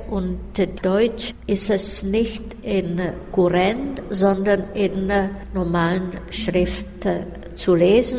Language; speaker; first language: German; non-native, fluent; Czech